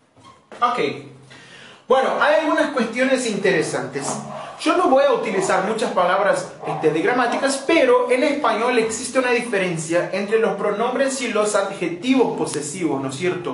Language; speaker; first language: Spanish; non-native, fluent; Portuguese